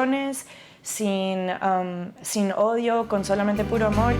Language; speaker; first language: Spanish; early bilingual, other home language; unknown